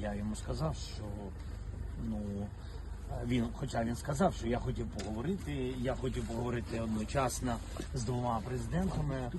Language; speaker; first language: Ukrainian; non-native, local second language; Russian